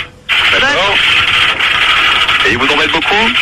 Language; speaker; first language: French; native; French